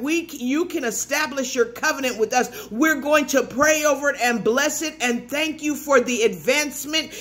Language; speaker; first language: English; native; English